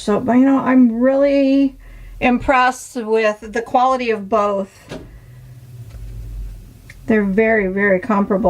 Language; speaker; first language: English; native; English